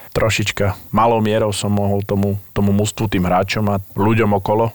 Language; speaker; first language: Slovak; native; Slovak